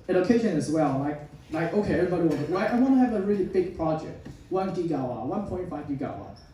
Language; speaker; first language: English; non-native, fluent; Chinese